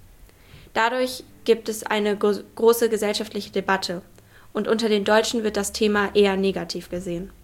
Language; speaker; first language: German; native; German